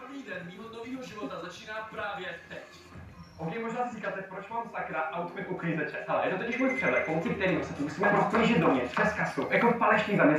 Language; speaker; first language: Czech; native; Czech